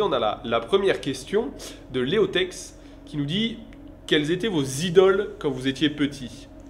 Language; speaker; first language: French; native; French